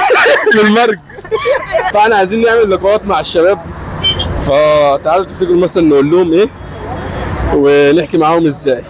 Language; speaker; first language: Arabic; native; Arabic